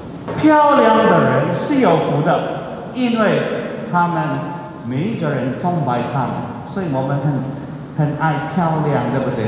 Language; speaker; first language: Chinese; non-native, fluent; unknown